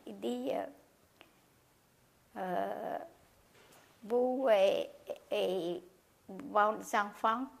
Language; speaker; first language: French; non-native, learner; Khmer